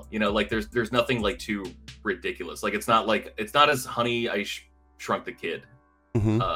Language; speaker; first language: English; native; English